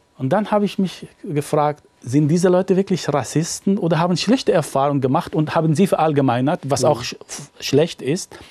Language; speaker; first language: German; non-native, fluent; Arabic